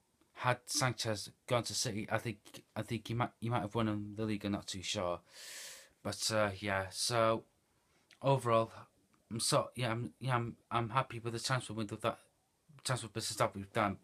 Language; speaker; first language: English; native; English